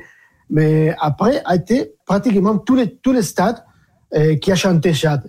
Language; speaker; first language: French; non-native, fluent; Spanish